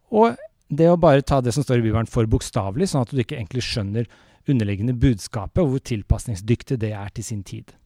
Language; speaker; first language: Norwegian; native; Norwegian